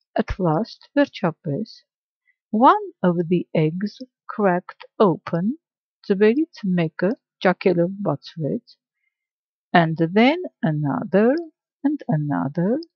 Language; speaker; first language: English; non-native, fluent; Armenian